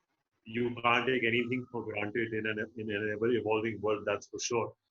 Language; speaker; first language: English; non-native, local second language; Hindi